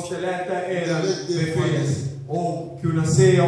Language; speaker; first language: Swedish; non-native, fluent; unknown